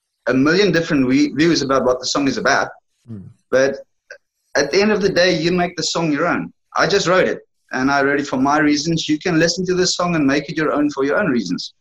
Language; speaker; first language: English; non-native, local second language; Afrikaans